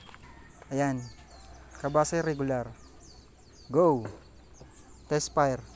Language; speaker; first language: Filipino; native; Filipino